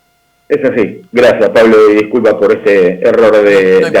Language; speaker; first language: Spanish; native; Spanish